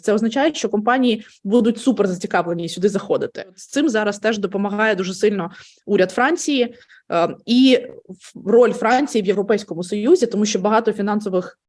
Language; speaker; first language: Ukrainian; native; Ukrainian